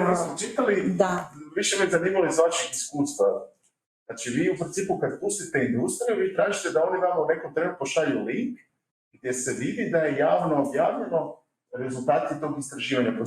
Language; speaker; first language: Croatian; native; Croatian